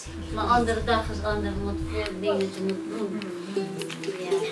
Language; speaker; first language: Dutch; non-native, learner; Uyghur